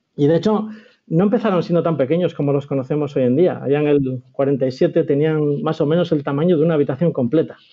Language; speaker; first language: Spanish; native; Spanish